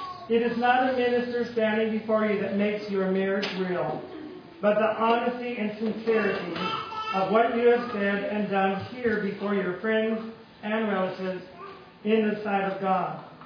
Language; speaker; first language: English; native; English